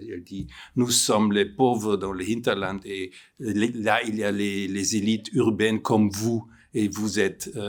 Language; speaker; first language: French; non-native, fluent; German